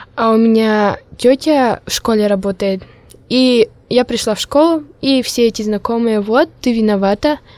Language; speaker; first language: Russian; non-native, local second language; Udmurt